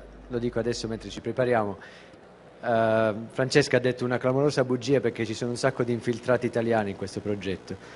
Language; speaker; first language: Italian; native; Italian